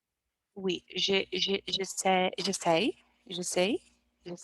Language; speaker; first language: French; non-native, learner; Portuguese